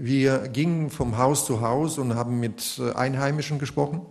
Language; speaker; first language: German; non-native, fluent; Russian